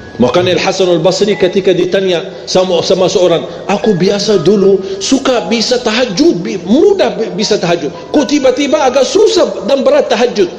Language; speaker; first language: Malay; non-native, fluent; Arabic